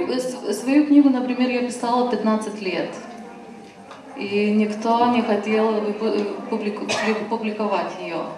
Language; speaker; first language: Russian; non-native, fluent; Lithuanian